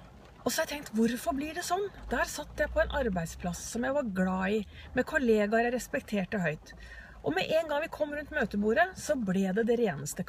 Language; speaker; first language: Norwegian; native; Norwegian